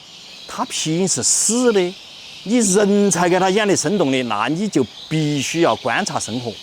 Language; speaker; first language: Chinese; native; Chinese